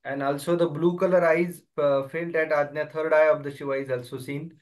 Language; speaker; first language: English; non-native, local second language; Marathi